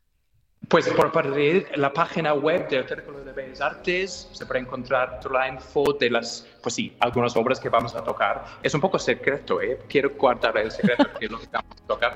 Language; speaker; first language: Spanish; non-native, fluent; English